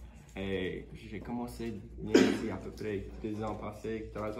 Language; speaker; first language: French; non-native, learner; English